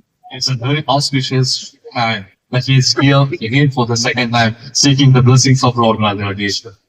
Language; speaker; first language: English; non-native, local second language; Malayalam